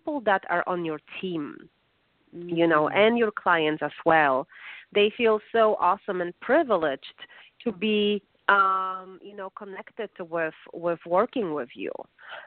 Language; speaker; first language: English; non-native, fluent; Polish